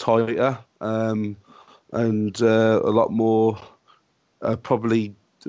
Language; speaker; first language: English; native; English